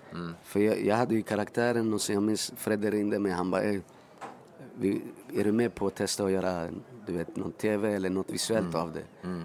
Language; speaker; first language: Swedish; early bilingual, other home language; Spanish